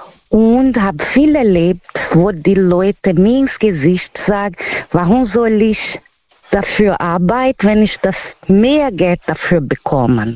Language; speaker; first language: German; non-native, learner; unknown